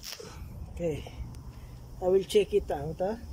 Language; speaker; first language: English; non-native, local second language; Filipino